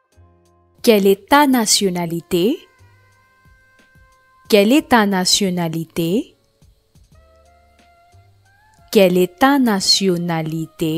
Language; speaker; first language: French; non-native, fluent; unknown